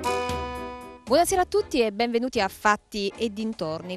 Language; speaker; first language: Italian; native; Italian